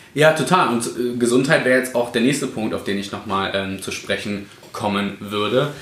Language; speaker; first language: German; native; German